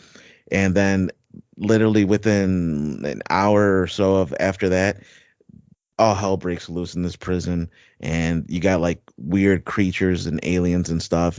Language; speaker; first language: English; native; English